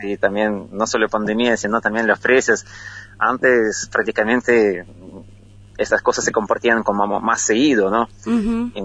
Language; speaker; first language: Spanish; non-native, fluent; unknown